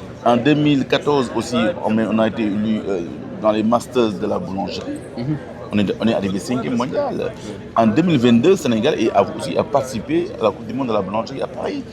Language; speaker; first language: French; non-native, local second language; Wolof